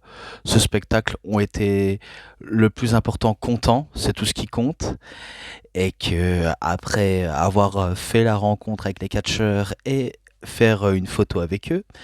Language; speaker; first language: French; native; French